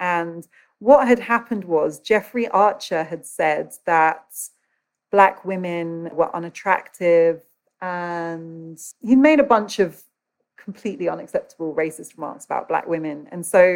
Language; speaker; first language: English; native; English